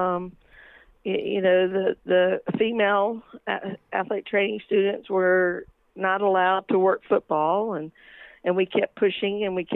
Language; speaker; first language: English; native; English